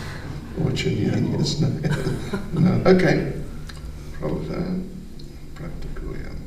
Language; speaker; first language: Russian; non-native, learner; English